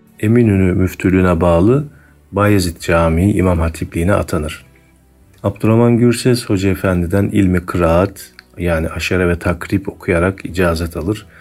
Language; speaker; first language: Turkish; native; Turkish